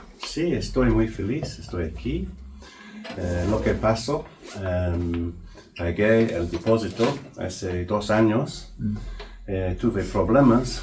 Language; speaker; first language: Spanish; non-native, learner; English